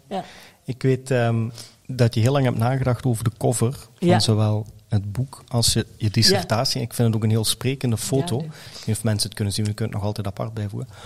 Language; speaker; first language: Dutch; native; Dutch